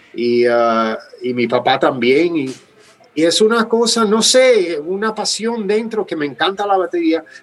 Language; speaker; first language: Spanish; native; Spanish